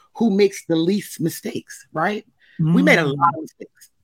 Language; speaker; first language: English; native; English